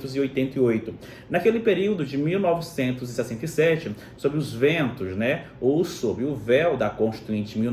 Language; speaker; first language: Portuguese; native; Portuguese